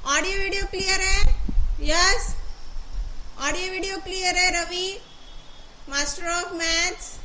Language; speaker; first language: Hindi; non-native, local second language; Marathi